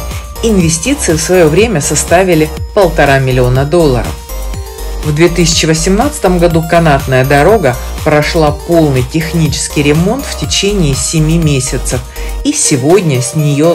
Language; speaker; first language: Russian; native; Russian